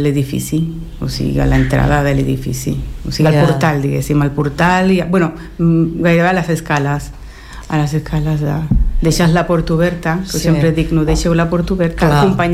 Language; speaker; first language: Catalan; non-native, fluent; Spanish